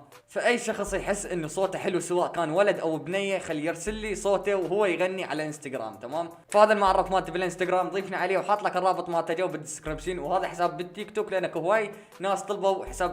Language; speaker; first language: Arabic; native; Arabic